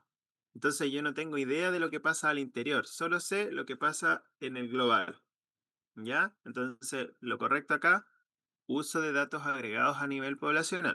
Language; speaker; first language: Spanish; native; Spanish